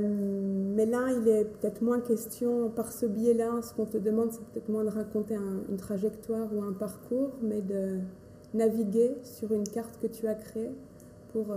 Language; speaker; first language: French; native; French